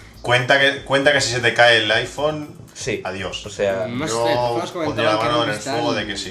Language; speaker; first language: Spanish; native; Spanish